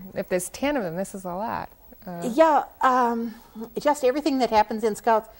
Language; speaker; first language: English; native; English